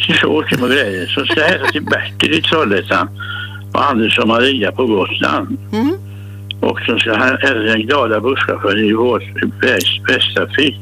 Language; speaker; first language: Swedish; native; Swedish